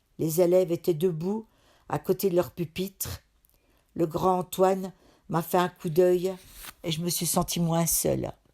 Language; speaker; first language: French; native; French